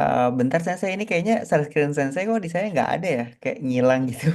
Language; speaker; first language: Indonesian; native; Indonesian